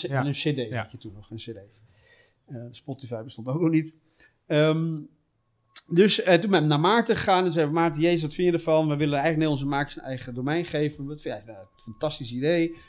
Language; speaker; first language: Dutch; native; Dutch